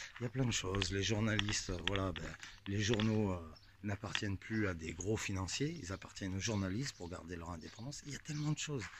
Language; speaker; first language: French; native; French